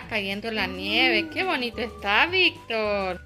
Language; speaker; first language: Spanish; native; Spanish